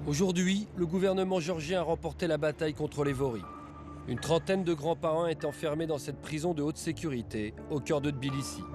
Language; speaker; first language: French; native; French